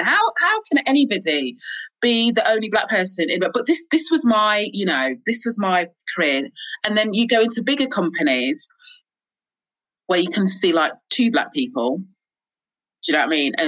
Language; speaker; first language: English; native; English